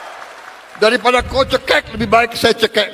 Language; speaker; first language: Indonesian; native; Indonesian